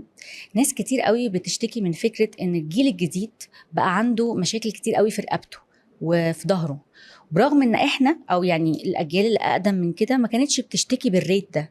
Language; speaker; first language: Arabic; native; Arabic